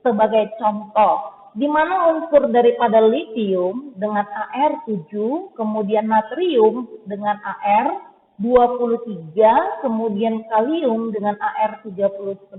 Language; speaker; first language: Indonesian; native; Indonesian